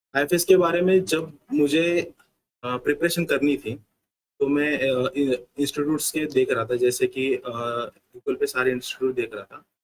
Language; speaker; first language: Hindi; non-native, local second language; Marathi